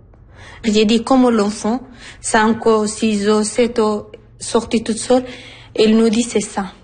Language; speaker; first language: French; non-native, learner; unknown